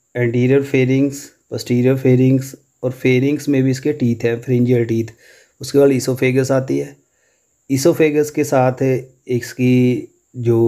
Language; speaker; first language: Urdu; non-native, local second language; Punjabi